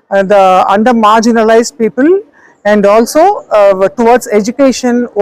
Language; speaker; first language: English; non-native, local second language; Tamil